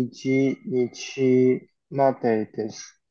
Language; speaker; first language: Japanese; non-native, learner; Chinese